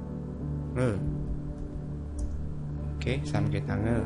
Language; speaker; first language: Korean; non-native, fluent; Indonesian